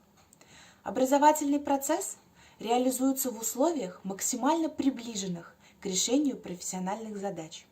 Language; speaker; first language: Russian; native; Russian